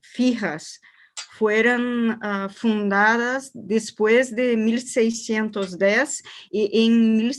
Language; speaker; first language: Spanish; non-native, learner; Portuguese